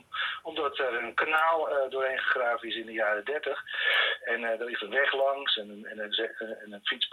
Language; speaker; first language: Dutch; native; Dutch